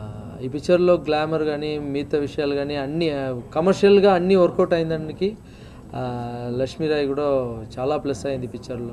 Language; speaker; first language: Telugu; non-native, fluent; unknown